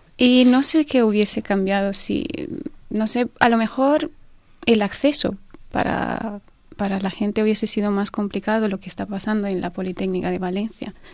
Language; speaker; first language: Spanish; non-native, fluent; Romanian